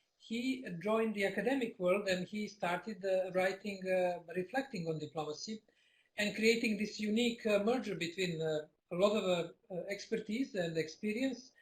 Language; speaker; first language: English; non-native, fluent; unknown